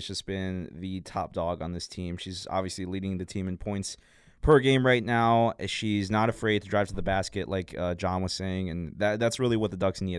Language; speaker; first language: English; native; English